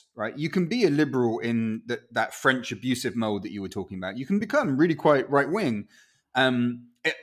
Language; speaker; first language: English; non-native, local second language; Spanish